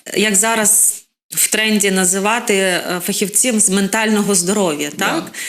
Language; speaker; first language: Ukrainian; non-native, local second language; Russian